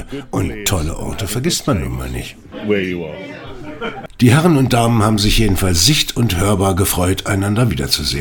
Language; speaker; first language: German; native; German